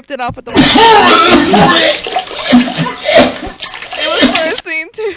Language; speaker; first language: English; early bilingual, other home language; Spanish